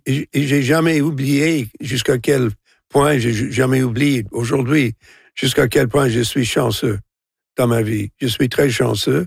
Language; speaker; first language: French; non-native, local second language; English